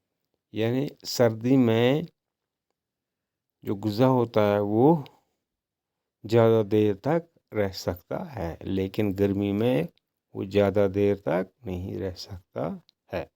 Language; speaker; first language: Hindi; non-native, local second language; Kashmiri